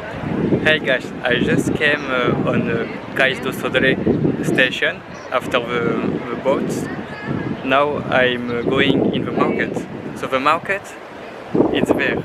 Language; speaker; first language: English; non-native, learner; French